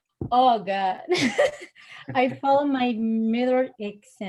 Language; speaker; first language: English; non-native, learner; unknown